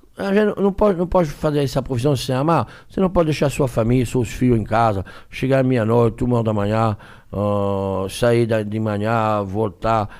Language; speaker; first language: Portuguese; non-native, fluent; French